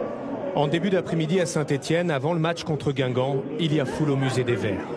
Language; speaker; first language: French; native; French